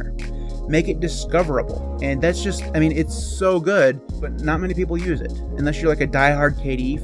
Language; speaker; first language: English; native; English